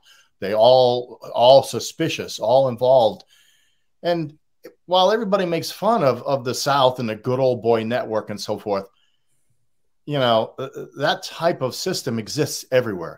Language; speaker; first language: English; native; English